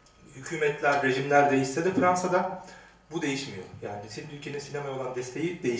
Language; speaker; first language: Turkish; native; Turkish